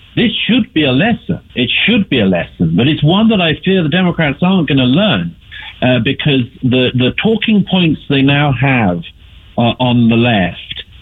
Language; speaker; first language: English; native; English